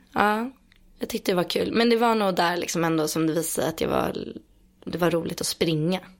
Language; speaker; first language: Swedish; native; Swedish